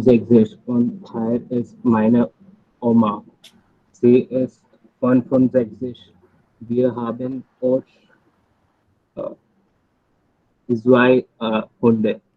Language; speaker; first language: German; non-native, learner; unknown